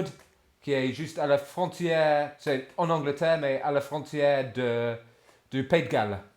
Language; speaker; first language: French; non-native, fluent; English